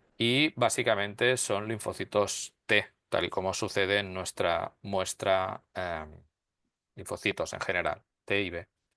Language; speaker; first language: Spanish; native; Spanish